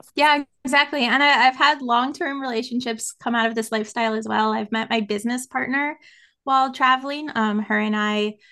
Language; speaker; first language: English; native; English